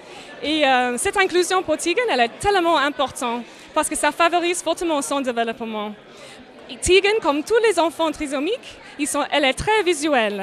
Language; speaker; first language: French; non-native, fluent; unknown